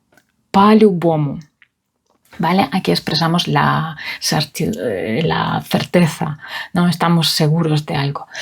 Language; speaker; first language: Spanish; non-native, fluent; Russian